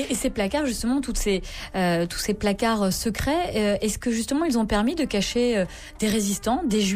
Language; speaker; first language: French; native; French